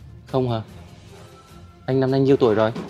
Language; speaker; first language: Vietnamese; native; Vietnamese